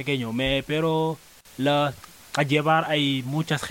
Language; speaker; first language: Spanish; non-native, learner; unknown